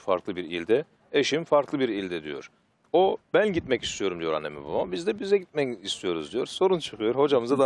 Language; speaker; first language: Turkish; native; Turkish